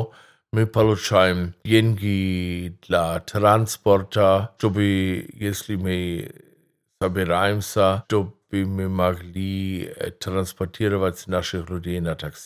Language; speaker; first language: Russian; non-native, fluent; German